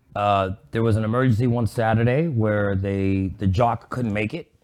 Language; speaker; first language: English; native; English